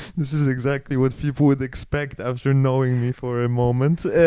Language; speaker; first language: English; non-native, fluent; Polish